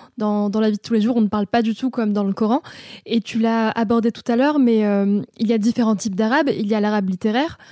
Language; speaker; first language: French; early bilingual, other home language; Arabic